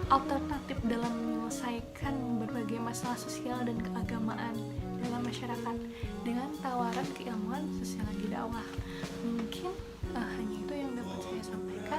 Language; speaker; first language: Indonesian; native; Indonesian